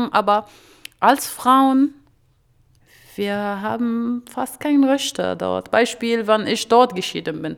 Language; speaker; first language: German; non-native, learner; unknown